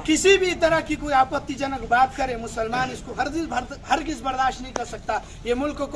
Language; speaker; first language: Urdu; native; Urdu